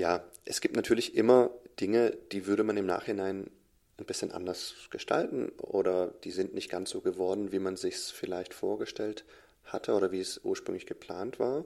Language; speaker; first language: German; native; German